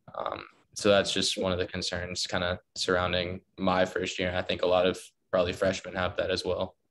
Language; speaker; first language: English; native; English